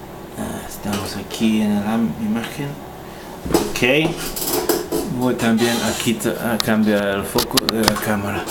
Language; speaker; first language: Spanish; non-native, fluent; English